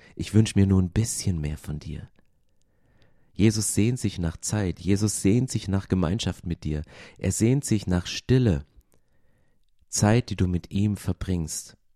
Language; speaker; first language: German; native; German